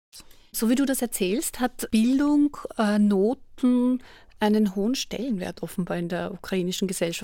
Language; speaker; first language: German; native; German